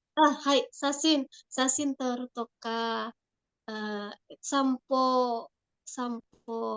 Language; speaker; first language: Japanese; non-native, learner; Indonesian